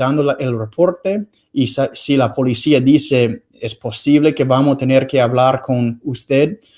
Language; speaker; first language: Spanish; non-native, fluent; English